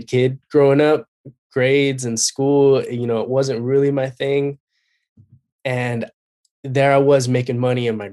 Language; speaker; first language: English; native; English